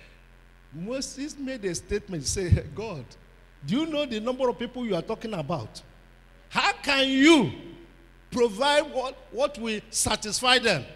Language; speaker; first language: English; non-native, local second language; Igbo